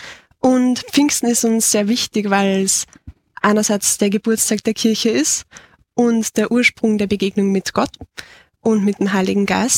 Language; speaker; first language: German; native; German